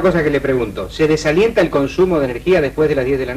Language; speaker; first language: Spanish; native; Spanish